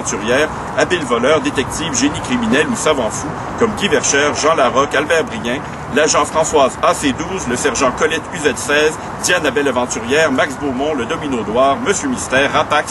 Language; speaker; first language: French; native; French